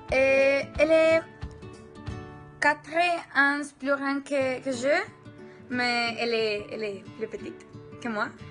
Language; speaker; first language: French; non-native, learner; Spanish